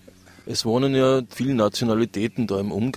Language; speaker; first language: German; native; German